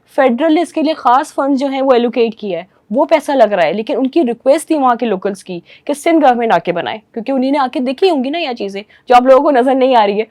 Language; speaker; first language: Urdu; native; Urdu